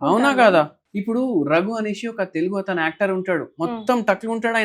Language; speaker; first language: Telugu; native; Telugu